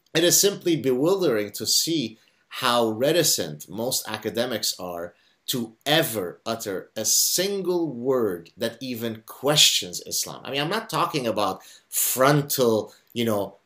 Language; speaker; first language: English; non-native, fluent; Arabic